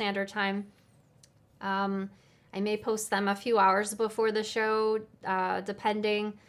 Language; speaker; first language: English; native; English